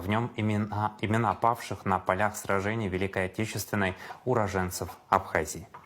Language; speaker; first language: Russian; native; Russian